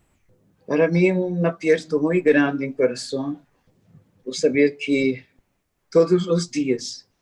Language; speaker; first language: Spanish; non-native, learner; Portuguese